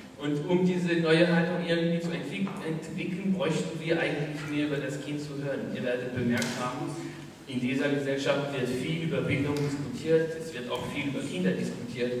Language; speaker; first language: German; non-native, fluent; French